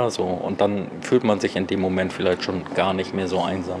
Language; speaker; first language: German; native; German